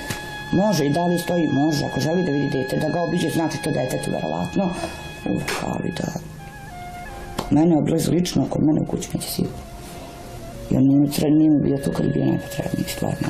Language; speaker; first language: Bosnian; native; Bosnian